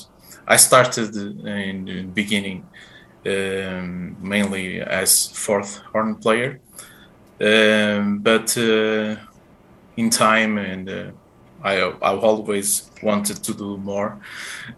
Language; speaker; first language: English; non-native, fluent; Portuguese